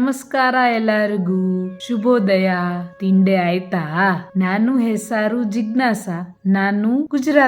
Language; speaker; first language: Kannada; non-native, learner; Gujarati